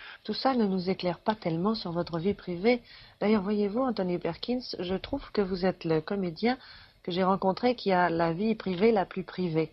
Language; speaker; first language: French; native; French